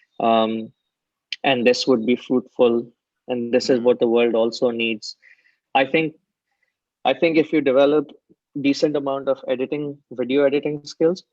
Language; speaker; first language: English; non-native, local second language; Hindi